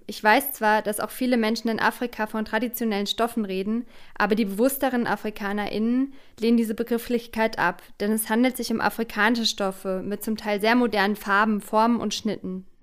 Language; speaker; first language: German; native; German